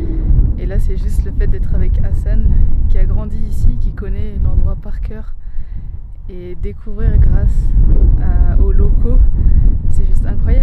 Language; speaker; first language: French; native; French